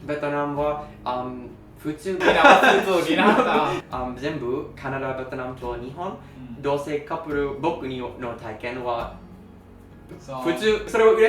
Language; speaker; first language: Japanese; non-native, learner; English